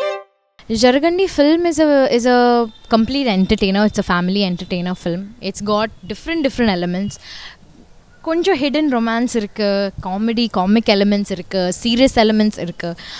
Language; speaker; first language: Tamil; non-native, learner; Malayalam